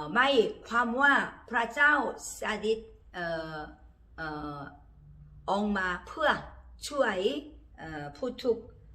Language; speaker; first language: Thai; non-native, learner; Korean